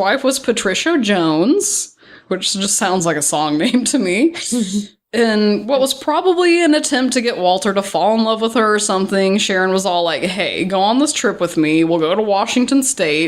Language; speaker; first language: English; native; English